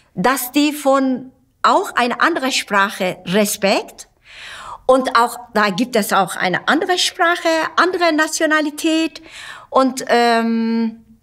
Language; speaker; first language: German; non-native, fluent; Turkish